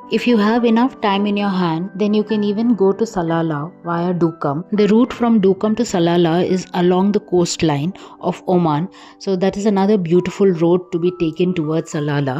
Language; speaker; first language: English; non-native, local second language; Bangla